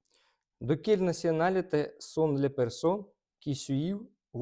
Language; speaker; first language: French; non-native, learner; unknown